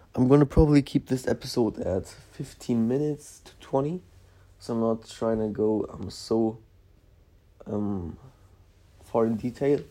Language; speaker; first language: English; non-native, fluent; Polish